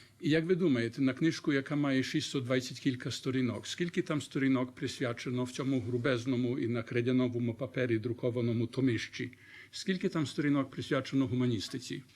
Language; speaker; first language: Ukrainian; early bilingual, heritage; Ukrainian